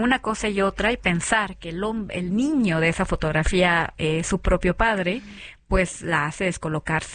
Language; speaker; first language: Spanish; native; Spanish